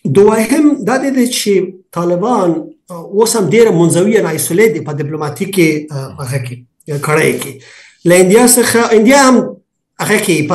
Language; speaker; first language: Pashto; non-native, local second language; Persian